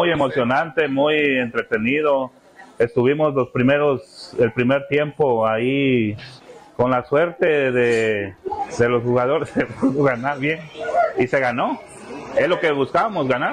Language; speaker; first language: Spanish; native; Spanish